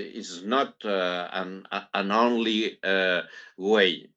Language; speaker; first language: English; non-native, learner; Catalan